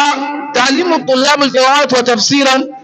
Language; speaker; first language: Arabic; non-native, learner; Hausa